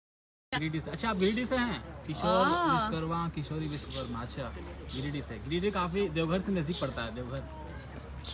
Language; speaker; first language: Hindi; native; Hindi